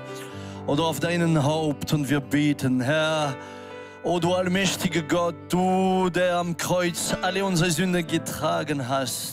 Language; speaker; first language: German; non-native, fluent; French